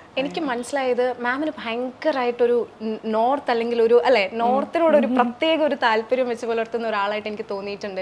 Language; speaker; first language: Malayalam; non-native, local second language; Urdu